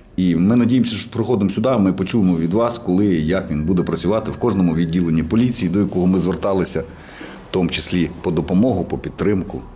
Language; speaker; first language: Ukrainian; non-native, local second language; Russian